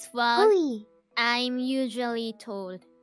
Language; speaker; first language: English; non-native, learner; Japanese